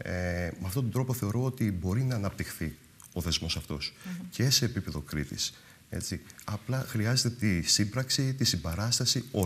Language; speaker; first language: Greek; native; Greek